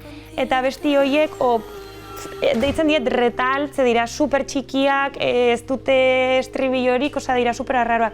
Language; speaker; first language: Basque; non-native, local second language; Spanish